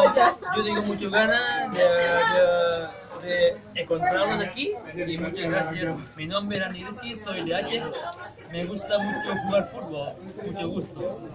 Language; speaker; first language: Spanish; non-native, learner; Indonesian